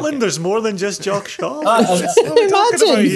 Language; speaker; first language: English; native; English